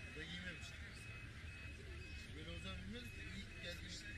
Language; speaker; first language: Turkish; native; Turkish